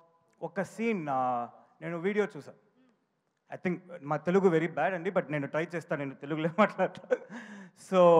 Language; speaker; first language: Telugu; non-native, learner; Tamil